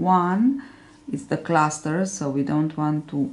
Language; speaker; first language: English; non-native, fluent; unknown